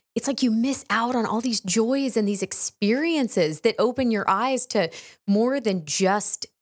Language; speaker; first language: English; native; English